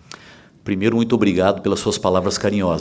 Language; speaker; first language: Portuguese; native; Portuguese